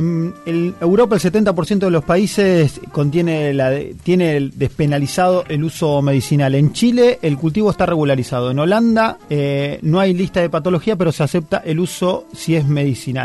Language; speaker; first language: Spanish; native; Spanish